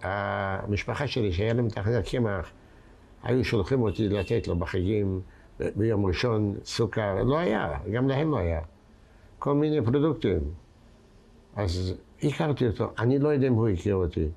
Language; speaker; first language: Hebrew; non-native, fluent; Yiddish